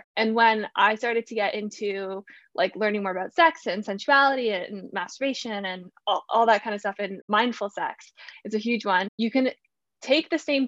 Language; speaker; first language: English; native; English